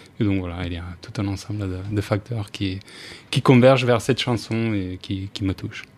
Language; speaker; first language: French; non-native, fluent; Spanish